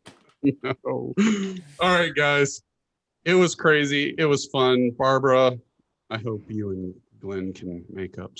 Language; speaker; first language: English; native; English